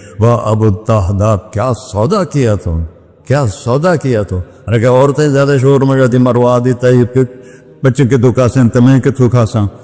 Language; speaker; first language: Urdu; non-native, local second language; Punjabi